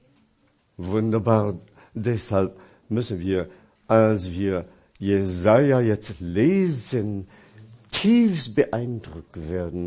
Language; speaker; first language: German; non-native, fluent; Chinese